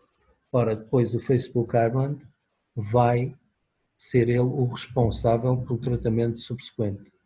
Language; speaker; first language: Portuguese; native; Portuguese